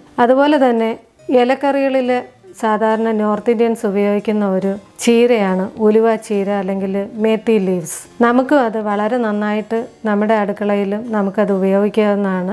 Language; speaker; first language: Malayalam; native; Malayalam